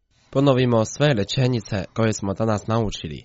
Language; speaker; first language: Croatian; non-native, fluent; Chinese